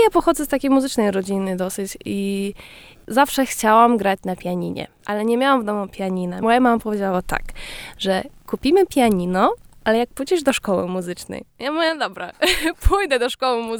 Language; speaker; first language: Polish; early bilingual, heritage; Polish